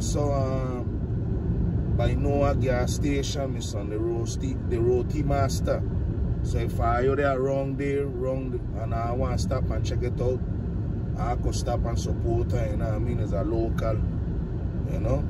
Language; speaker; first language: English; native; English